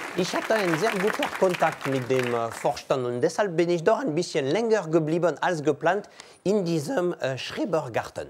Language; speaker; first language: German; non-native, fluent; French